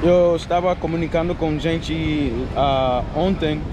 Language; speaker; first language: Portuguese; non-native, learner; English